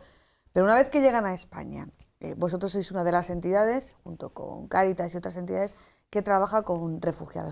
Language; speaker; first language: Spanish; native; Spanish